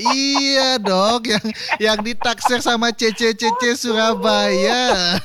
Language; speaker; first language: Indonesian; non-native, local second language; Balinese